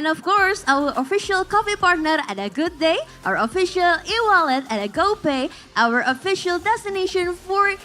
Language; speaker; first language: English; non-native, fluent; Indonesian